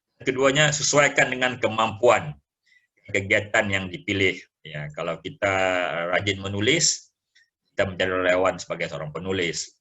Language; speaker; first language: Malay; native; Malay